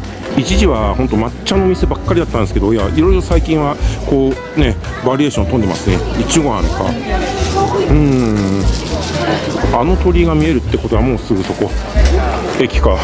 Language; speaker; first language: Japanese; native; Japanese